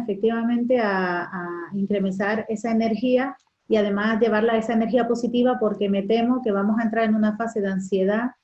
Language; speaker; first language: Spanish; native; Spanish